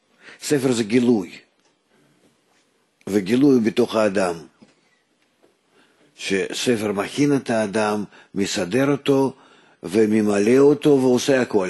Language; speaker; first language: Hebrew; non-native, fluent; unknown